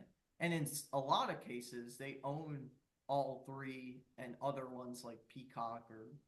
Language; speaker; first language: English; native; English